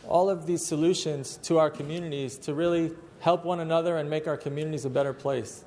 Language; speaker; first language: English; native; English